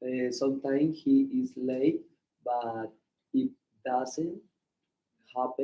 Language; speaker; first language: English; non-native, learner; Spanish